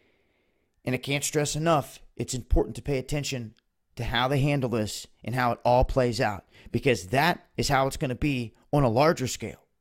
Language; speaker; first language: English; native; English